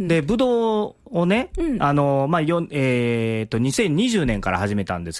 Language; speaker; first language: Japanese; native; Japanese